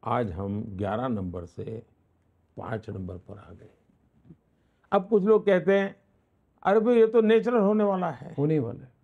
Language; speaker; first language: Hindi; non-native, local second language; Gujarati